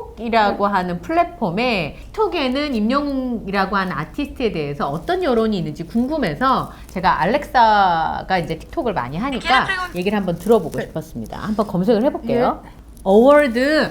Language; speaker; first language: Korean; native; Korean